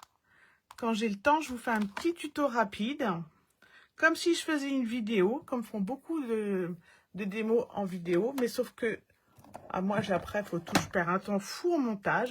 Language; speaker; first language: French; native; French